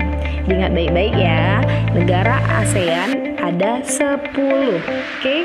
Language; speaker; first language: Indonesian; native; Indonesian